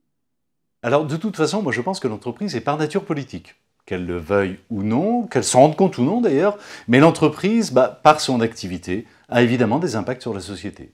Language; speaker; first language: French; native; French